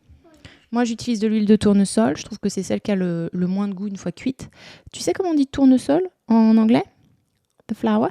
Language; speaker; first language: French; native; French